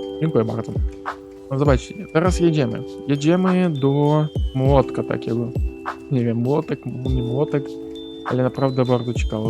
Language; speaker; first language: Polish; non-native, learner; Ukrainian